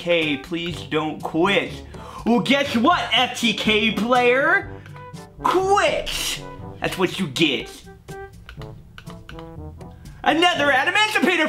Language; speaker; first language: English; native; English